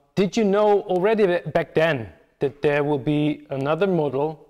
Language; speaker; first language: English; non-native, fluent; Hungarian